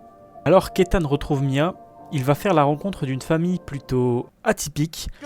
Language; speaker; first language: French; native; French